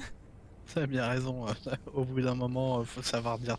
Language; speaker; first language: French; native; French